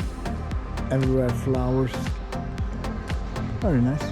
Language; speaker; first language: English; non-native, learner; Italian